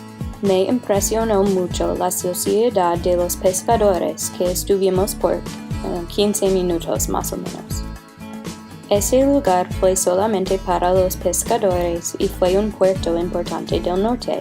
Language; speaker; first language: Spanish; non-native, learner; English